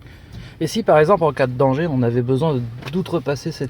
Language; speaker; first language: French; native; French